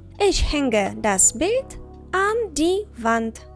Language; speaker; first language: German; non-native, fluent; Ukrainian